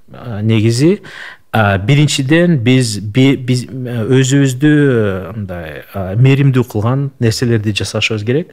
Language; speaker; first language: Kyrgyz; non-native, local second language; Russian